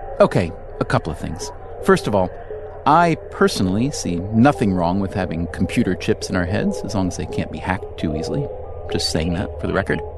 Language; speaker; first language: English; native; English